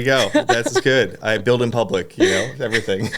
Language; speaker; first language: English; native; English